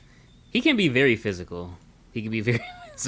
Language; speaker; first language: English; native; English